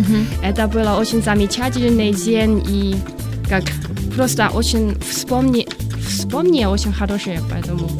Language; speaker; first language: Russian; non-native, learner; Chinese